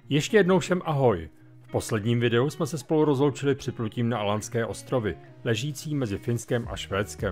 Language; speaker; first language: Czech; native; Czech